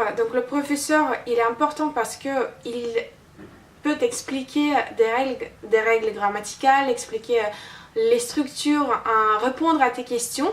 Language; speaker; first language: French; non-native, fluent; Russian